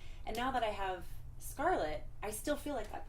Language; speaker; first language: English; native; English